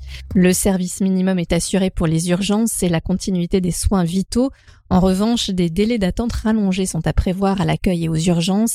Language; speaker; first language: French; native; French